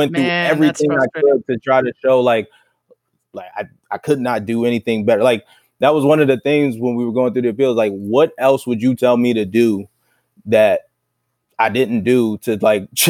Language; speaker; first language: English; native; English